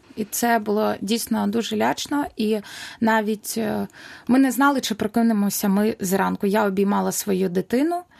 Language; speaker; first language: Ukrainian; non-native, local second language; Russian